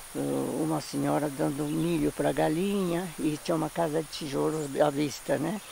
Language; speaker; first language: Portuguese; native; Portuguese